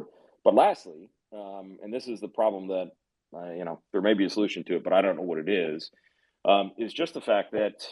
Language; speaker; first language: English; native; English